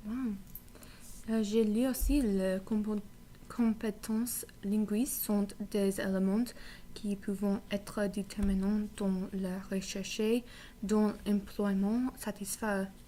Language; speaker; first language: French; non-native, learner; English